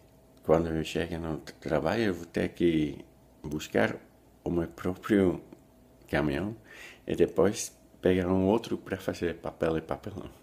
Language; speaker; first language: Portuguese; non-native, fluent; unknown